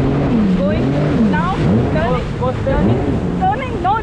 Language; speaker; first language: English; non-native, learner; Hindi